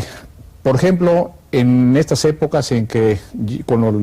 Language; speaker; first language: Spanish; native; Spanish